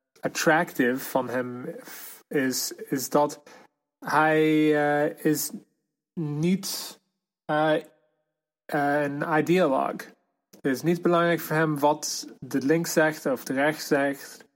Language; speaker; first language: Dutch; non-native, fluent; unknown